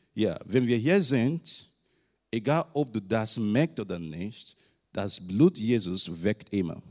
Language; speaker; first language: German; non-native, learner; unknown